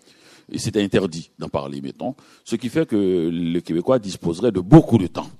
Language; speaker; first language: French; native; French